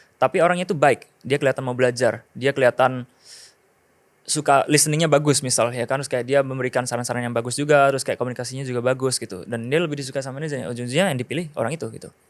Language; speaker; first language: Indonesian; native; Indonesian